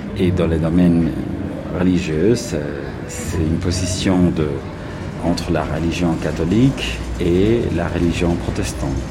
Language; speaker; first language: French; non-native, fluent; Spanish